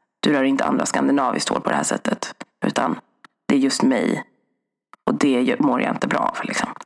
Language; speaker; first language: Swedish; early bilingual, other home language; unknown